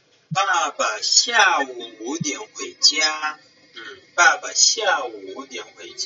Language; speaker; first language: Chinese; non-native, fluent; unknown